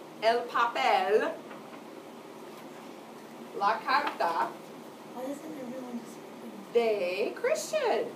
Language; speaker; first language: Spanish; non-native, fluent; English